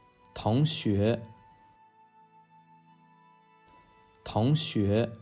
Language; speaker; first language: Chinese; non-native, fluent; English